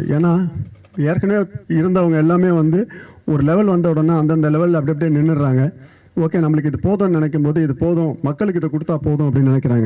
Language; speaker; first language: Tamil; native; Tamil